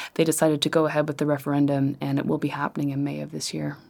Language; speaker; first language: English; native; English